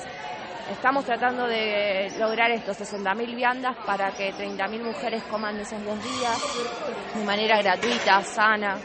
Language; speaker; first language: Spanish; native; Spanish